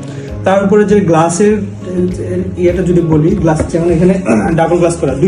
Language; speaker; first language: Bangla; native; Bangla